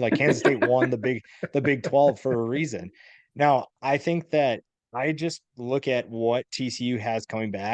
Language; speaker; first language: English; native; English